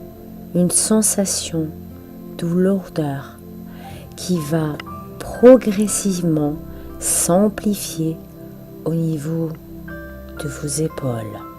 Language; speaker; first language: French; native; French